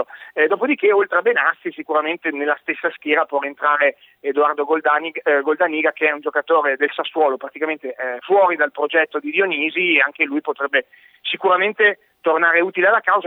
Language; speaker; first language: Italian; native; Italian